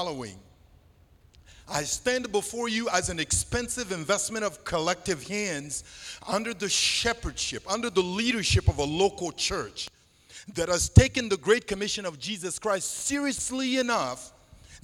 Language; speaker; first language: English; non-native, fluent; Sango